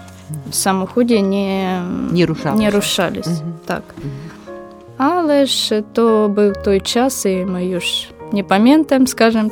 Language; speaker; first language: Ukrainian; non-native, local second language; Russian